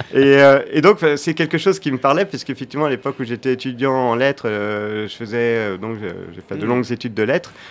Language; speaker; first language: French; native; French